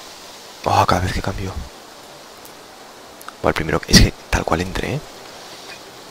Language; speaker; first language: Spanish; native; Spanish